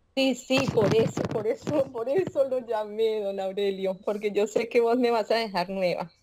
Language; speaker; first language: Spanish; native; Spanish